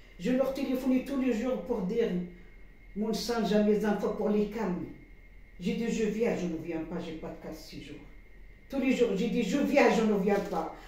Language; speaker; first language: French; non-native, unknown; Arabic